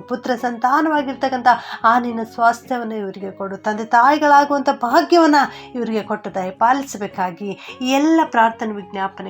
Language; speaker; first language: Kannada; native; Kannada